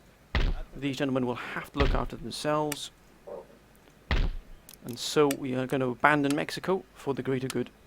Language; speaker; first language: English; native; English